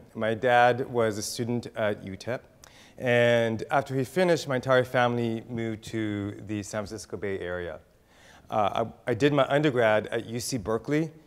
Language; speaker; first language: English; native; English